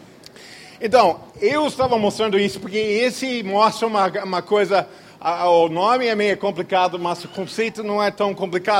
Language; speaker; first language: Portuguese; non-native, fluent; English